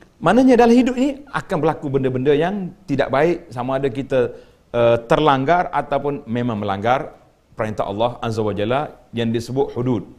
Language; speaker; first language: Malay; native; Malay